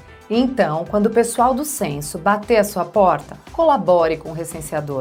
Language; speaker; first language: Portuguese; native; Portuguese